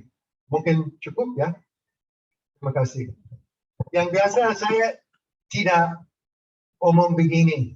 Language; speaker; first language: Indonesian; non-native, fluent; English